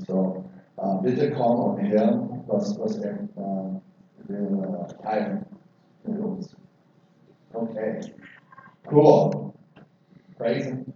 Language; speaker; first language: German; non-native, learner; English